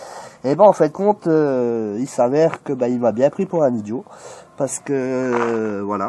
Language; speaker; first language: French; native; French